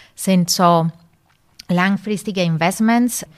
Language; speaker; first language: German; non-native, fluent; Spanish